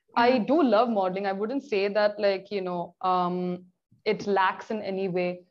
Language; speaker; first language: English; non-native, local second language; Malayalam